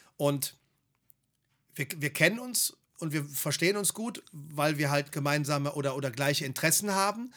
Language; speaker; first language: German; native; German